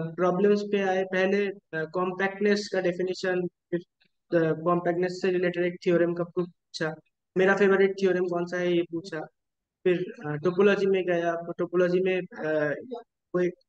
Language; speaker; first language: Hindi; non-native, local second language; Bangla